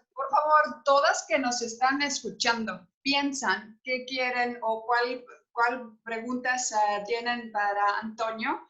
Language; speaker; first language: Spanish; non-native, learner; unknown